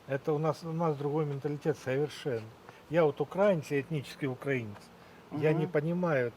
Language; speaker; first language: Russian; native; Russian